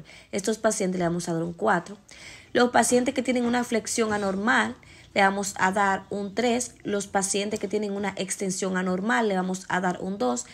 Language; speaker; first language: Spanish; native; Spanish